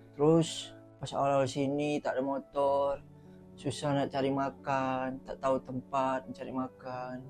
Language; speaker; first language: Indonesian; native; Indonesian